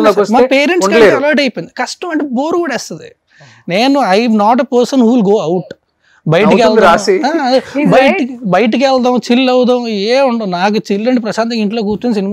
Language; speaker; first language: Telugu; native; Telugu